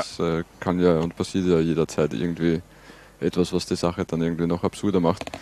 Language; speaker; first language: German; native; German